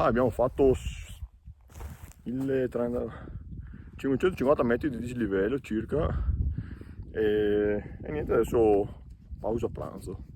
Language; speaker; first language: Italian; native; Italian